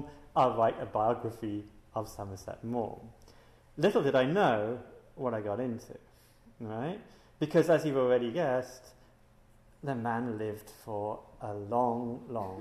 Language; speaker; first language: English; native; English